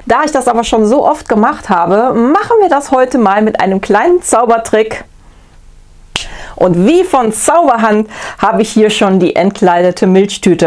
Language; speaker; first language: German; native; German